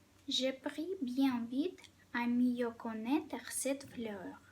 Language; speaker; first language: French; non-native, fluent; Russian